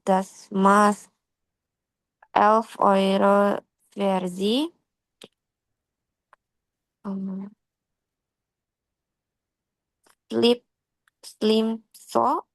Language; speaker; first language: German; non-native, learner; Indonesian